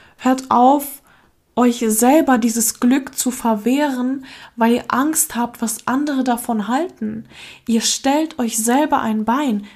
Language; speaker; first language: German; early bilingual, other home language; Russian